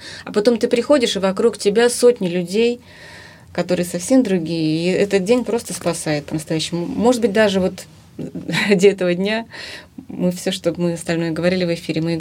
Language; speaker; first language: Russian; native; Russian